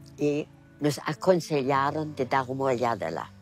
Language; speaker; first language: Portuguese; non-native, fluent; German